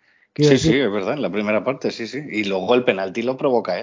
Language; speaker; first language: Spanish; native; Spanish